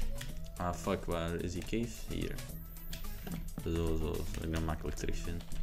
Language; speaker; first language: Dutch; native; Dutch